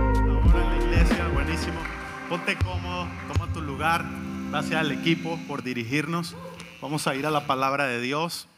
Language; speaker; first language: Spanish; native; Spanish